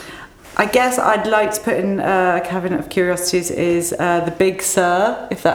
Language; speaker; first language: English; native; English